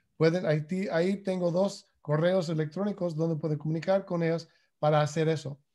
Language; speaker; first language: Spanish; non-native, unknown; English